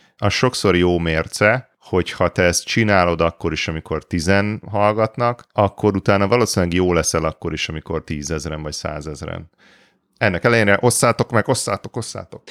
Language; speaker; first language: Hungarian; native; Hungarian